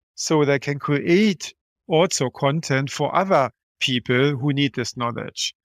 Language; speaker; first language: English; non-native, fluent; German